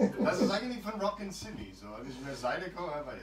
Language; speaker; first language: German; non-native, learner; English